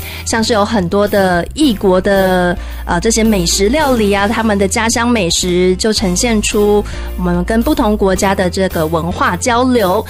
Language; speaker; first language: Chinese; native; Chinese